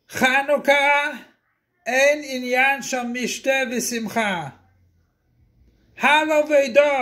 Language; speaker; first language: Hebrew; non-native, fluent; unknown